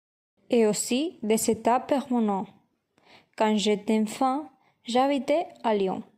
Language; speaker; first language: French; non-native, learner; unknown